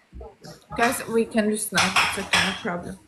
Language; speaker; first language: English; non-native, learner; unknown